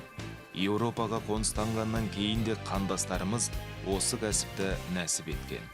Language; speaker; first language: Kazakh; native; Kazakh